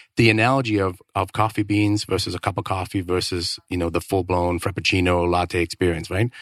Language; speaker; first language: English; non-native, fluent; Danish